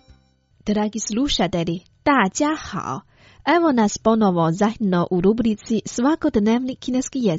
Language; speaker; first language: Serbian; non-native, fluent; Chinese